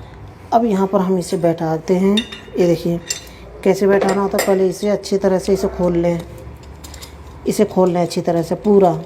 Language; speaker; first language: Hindi; native; Hindi